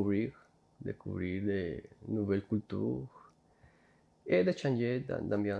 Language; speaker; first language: French; non-native, learner; Spanish